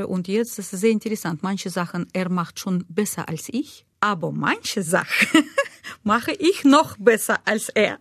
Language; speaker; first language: German; non-native, learner; Russian